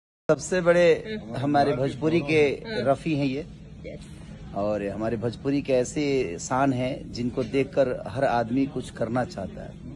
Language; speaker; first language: Hindi; non-native, local second language; Bhojpuri